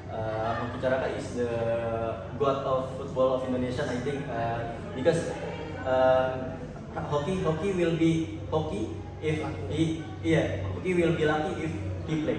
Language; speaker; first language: English; non-native, learner; Indonesian